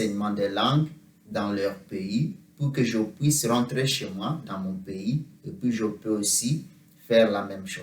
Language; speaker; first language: French; non-native, fluent; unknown